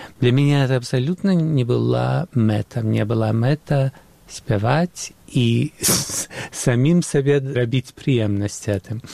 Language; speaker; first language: Belarusian; early bilingual, heritage; Belarusian